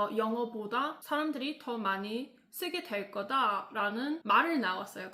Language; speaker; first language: Korean; non-native, fluent; English